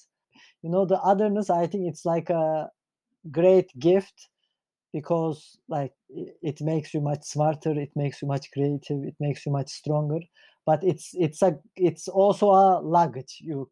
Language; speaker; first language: English; non-native, fluent; Turkish